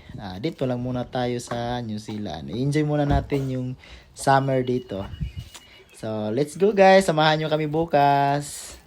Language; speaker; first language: Filipino; non-native, local second language; Cebuano